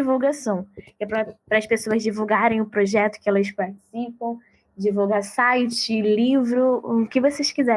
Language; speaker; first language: Portuguese; native; Portuguese